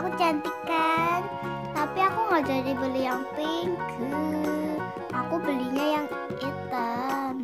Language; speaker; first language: Indonesian; early bilingual, other home language; Korean